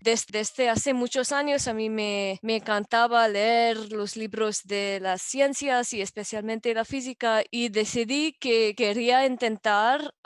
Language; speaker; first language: Spanish; non-native, fluent; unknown